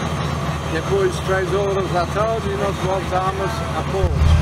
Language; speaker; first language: Portuguese; non-native, learner; English